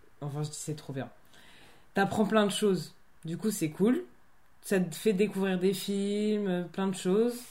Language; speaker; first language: French; native; French